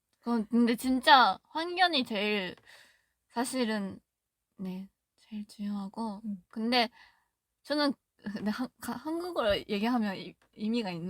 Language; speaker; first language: Korean; non-native, fluent; Japanese